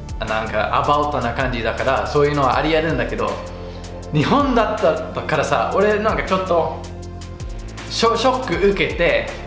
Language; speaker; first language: Japanese; non-native, fluent; English